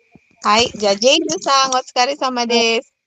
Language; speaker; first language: Japanese; non-native, fluent; Filipino